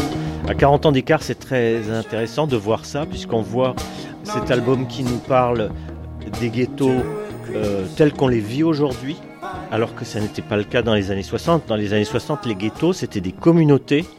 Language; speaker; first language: French; native; French